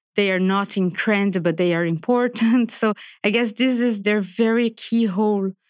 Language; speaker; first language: English; non-native, fluent; Portuguese